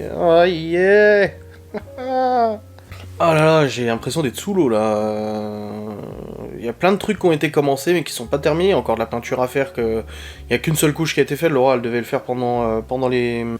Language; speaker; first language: French; native; French